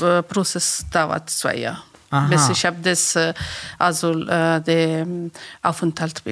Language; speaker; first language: German; non-native, learner; Persian